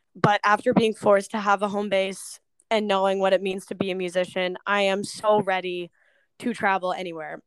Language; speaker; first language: English; native; English